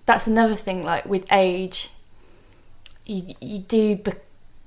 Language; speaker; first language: English; native; English